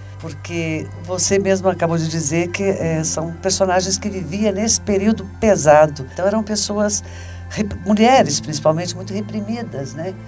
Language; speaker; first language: Portuguese; native; Portuguese